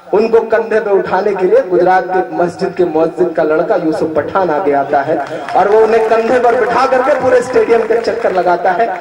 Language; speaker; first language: Hindi; native; Hindi